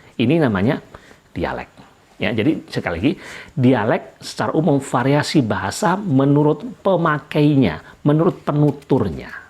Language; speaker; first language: Indonesian; native; Indonesian